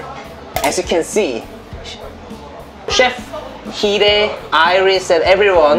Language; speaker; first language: English; non-native, fluent; Korean